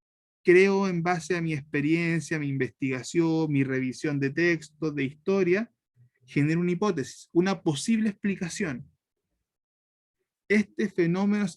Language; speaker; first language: Spanish; native; Spanish